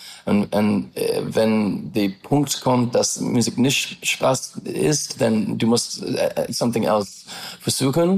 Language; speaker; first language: German; non-native, learner; English